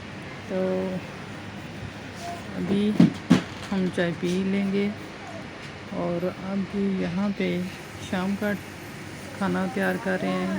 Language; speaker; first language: Hindi; native; Hindi